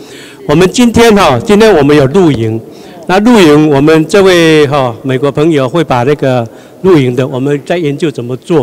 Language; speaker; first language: Chinese; native; Chinese